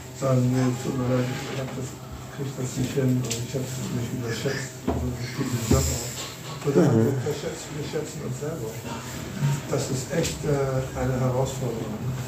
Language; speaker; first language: German; native; German